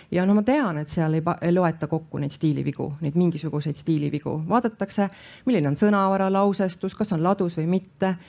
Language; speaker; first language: Estonian; native; Estonian